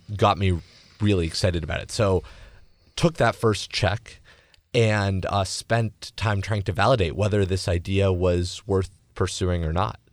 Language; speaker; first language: English; native; English